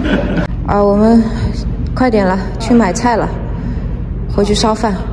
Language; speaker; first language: Chinese; native; Chinese